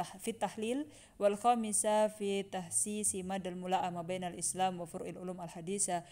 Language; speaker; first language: Arabic; non-native, fluent; Indonesian